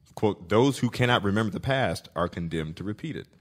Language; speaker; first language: English; native; English